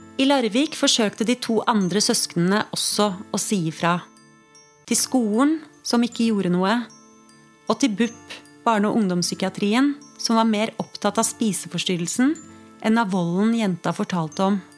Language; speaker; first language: Norwegian; native; Norwegian